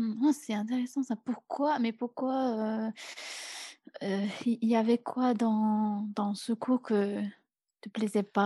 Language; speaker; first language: French; non-native, fluent; English